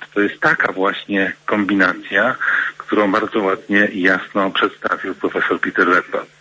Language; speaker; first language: Polish; native; Polish